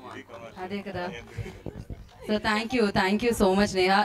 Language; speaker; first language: Telugu; native; Telugu